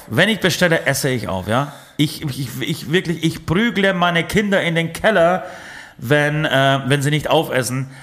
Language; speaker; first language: German; early bilingual, other home language; Polish